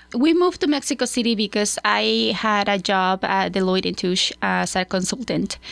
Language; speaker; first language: English; non-native, fluent; Spanish